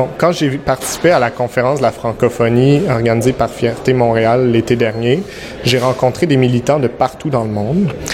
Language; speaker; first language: French; native; French